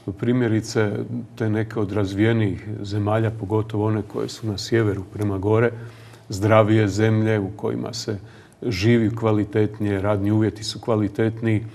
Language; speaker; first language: Croatian; native; Croatian